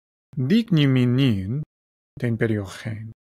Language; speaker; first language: Greek; non-native, learner; English